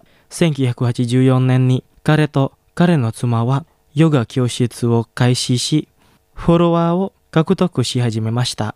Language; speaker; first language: Japanese; non-native, fluent; Indonesian